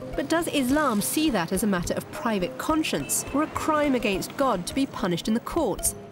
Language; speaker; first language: English; native; English